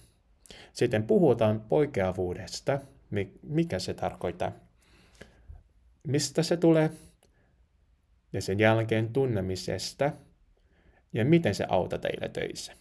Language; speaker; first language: Finnish; non-native, learner; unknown